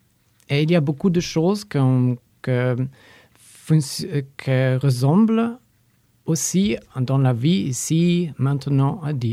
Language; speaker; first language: French; non-native, learner; Polish